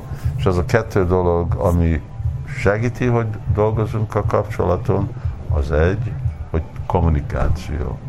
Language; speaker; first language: Hungarian; early bilingual, heritage; Hungarian